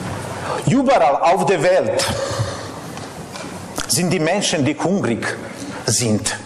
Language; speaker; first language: German; non-native, fluent; Serbian